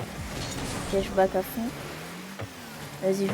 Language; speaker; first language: French; native; French